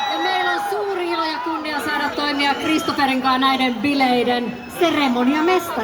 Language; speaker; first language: Finnish; native; Finnish